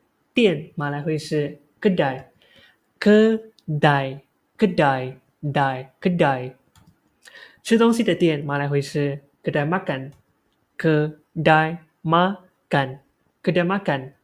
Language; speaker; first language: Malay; non-native, local second language; Chinese